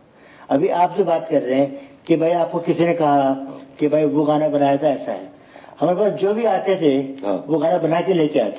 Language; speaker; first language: Hindi; native; Hindi